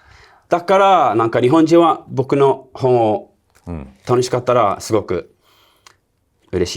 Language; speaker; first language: Japanese; non-native, learner; English